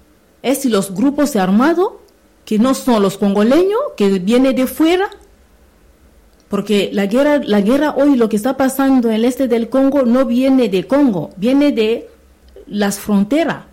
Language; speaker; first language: Spanish; non-native, learner; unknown